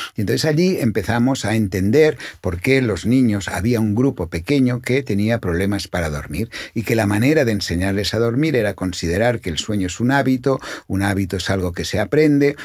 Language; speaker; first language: Spanish; non-native, local second language; Catalan